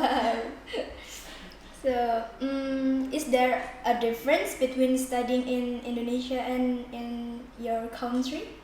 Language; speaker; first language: English; non-native, learner; Indonesian